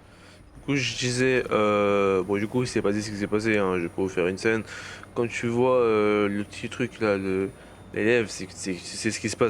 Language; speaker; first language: French; native; French